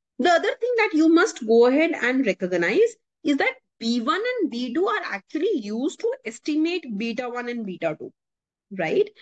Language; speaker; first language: English; non-native, local second language; Hindi